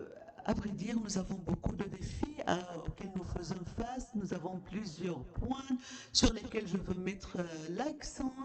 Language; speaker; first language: French; non-native, fluent; Arabic